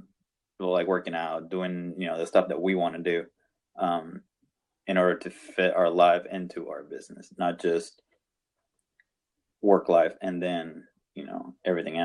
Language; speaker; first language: English; non-native, local second language; Spanish